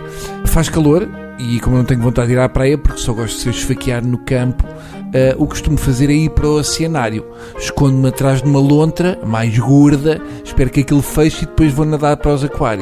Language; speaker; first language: Portuguese; native; Portuguese